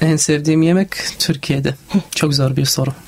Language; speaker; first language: Turkish; non-native, learner; Arabic